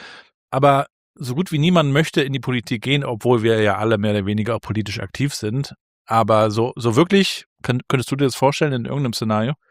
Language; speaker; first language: German; native; German